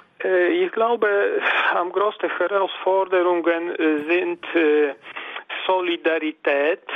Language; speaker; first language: German; non-native, fluent; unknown